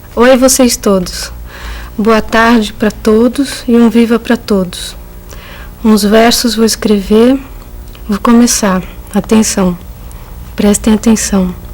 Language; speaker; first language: Portuguese; native; Portuguese